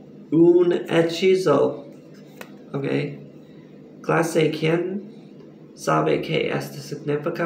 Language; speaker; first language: Spanish; non-native, learner; English